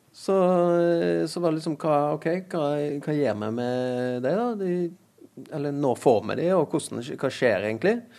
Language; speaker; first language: Norwegian; native; Norwegian